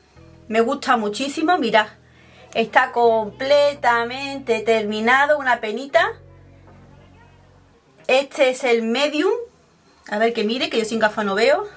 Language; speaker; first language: Spanish; native; Spanish